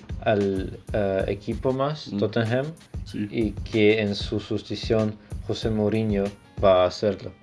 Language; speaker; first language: Spanish; non-native, learner; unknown